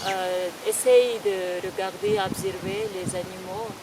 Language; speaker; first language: French; non-native, learner; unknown